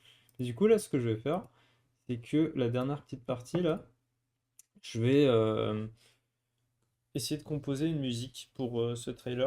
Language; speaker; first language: French; native; French